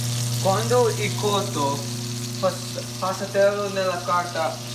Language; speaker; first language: Italian; non-native, learner; English